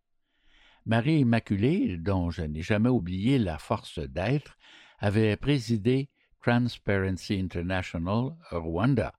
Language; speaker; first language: French; native; French